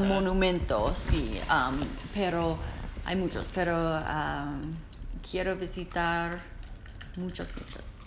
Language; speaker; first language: Spanish; non-native, learner; English